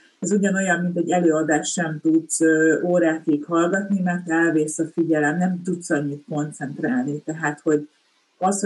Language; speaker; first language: Hungarian; native; Hungarian